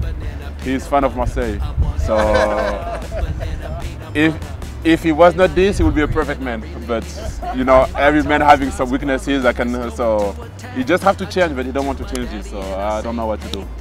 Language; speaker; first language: English; non-native, fluent; French